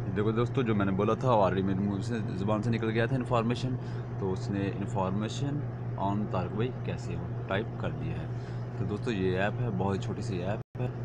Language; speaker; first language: Urdu; native; Urdu